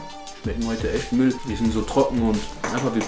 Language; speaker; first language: German; native; German